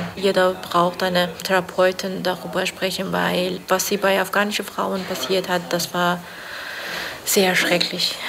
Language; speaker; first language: German; non-native, fluent; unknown